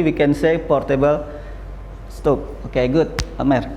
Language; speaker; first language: English; non-native, learner; Indonesian